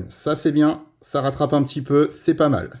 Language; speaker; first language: French; native; French